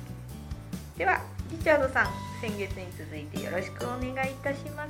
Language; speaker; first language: Japanese; native; Japanese